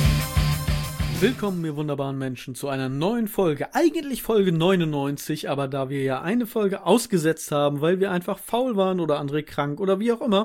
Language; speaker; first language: German; native; German